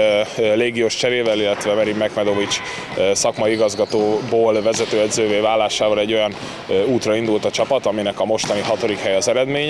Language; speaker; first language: Hungarian; native; Hungarian